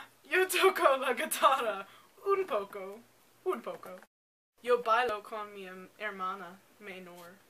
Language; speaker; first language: Spanish; non-native, learner; English